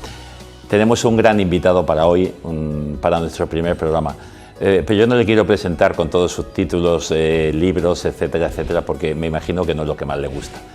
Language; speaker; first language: Spanish; native; Spanish